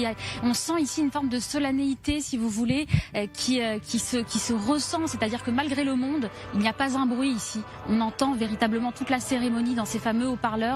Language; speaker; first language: French; native; French